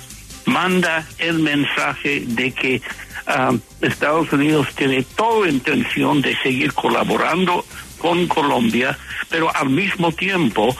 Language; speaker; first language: Spanish; non-native, fluent; English